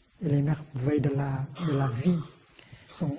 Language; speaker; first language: French; non-native, fluent; Vietnamese